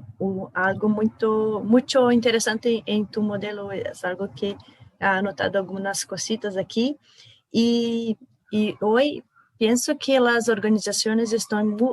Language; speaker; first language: Spanish; non-native, fluent; Portuguese